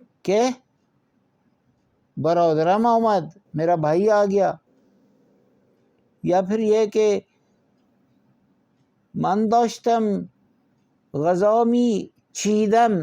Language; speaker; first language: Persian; non-native, fluent; Urdu